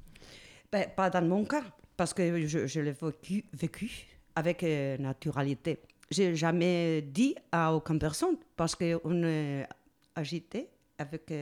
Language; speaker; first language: French; non-native, fluent; Spanish